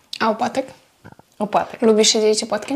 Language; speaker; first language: Polish; native; Polish